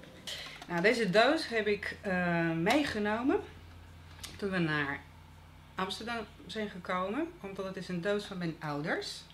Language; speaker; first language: Dutch; non-native, fluent; Croatian